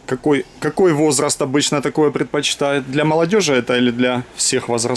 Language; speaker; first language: Russian; native; Russian